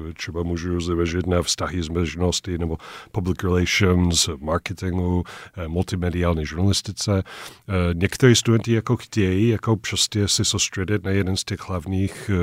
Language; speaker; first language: Czech; non-native, fluent; English